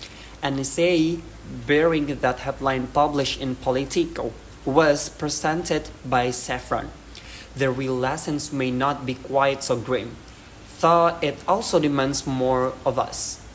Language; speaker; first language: English; non-native, learner; Indonesian